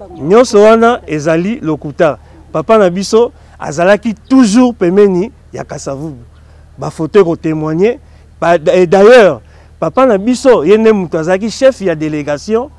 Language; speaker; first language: Lingala; non-native, local second language; Kongo